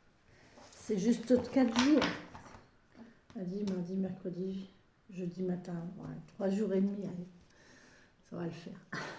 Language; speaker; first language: French; native; French